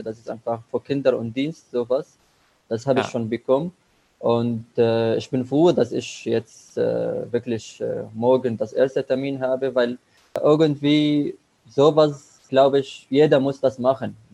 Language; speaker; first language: German; non-native, learner; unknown